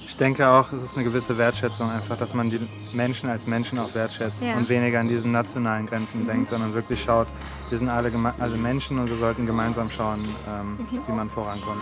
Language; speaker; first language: German; early bilingual, other home language; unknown